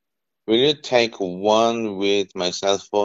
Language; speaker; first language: English; non-native, learner; Korean